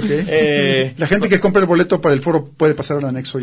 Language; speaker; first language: Spanish; native; Spanish